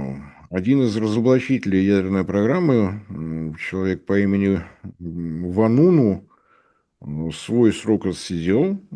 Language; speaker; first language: Russian; native; Russian